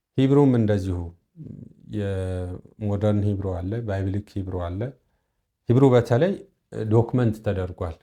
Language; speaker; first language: Amharic; non-native, local second language; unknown